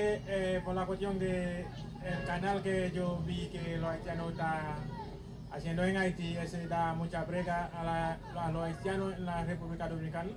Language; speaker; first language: Spanish; non-native, fluent; Haitian Creole